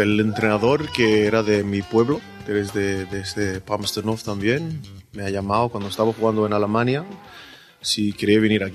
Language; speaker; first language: Spanish; non-native, fluent; English